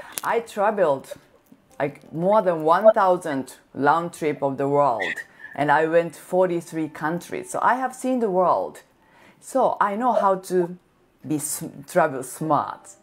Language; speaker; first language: English; non-native, fluent; Japanese